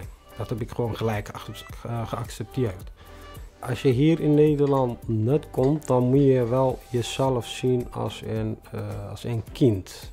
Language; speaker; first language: Dutch; non-native, fluent; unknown